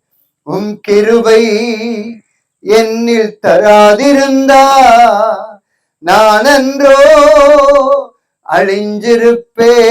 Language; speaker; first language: Tamil; native; Tamil